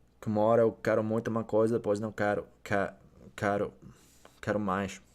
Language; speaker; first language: Portuguese; non-native, learner; English